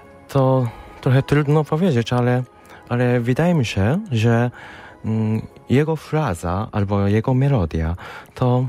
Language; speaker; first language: Polish; non-native, fluent; Japanese